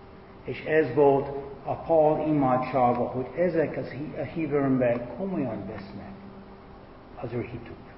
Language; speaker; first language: Hungarian; non-native, fluent; English